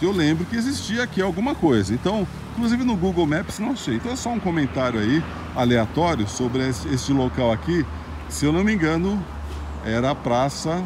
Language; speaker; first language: Portuguese; native; Portuguese